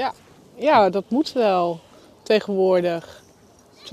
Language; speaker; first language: Dutch; native; Dutch